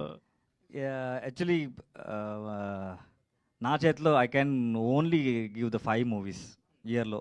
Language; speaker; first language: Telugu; non-native, learner; Kannada